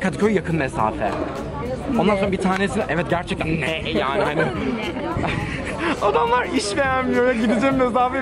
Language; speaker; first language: Turkish; native; Turkish